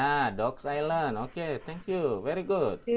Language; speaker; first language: English; non-native, learner; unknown